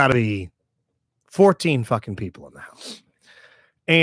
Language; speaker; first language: English; native; English